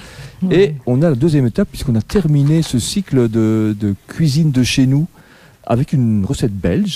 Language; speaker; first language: French; native; French